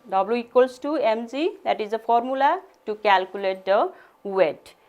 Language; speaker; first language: English; non-native, local second language; Nepali